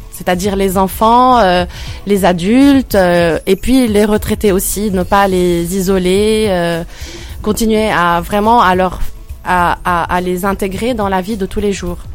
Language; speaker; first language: French; non-native, local second language; Arabic